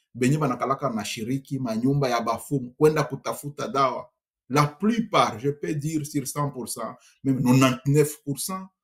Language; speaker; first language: French; non-native, local second language; Swahili